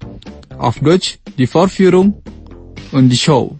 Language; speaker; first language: German; non-native, fluent; Indonesian